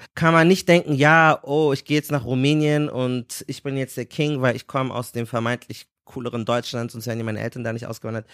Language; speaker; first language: German; native; German